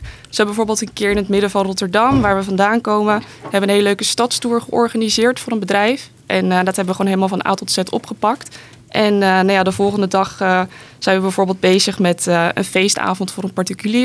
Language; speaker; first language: Dutch; native; Dutch